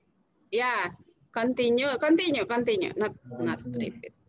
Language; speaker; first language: English; non-native, fluent; Indonesian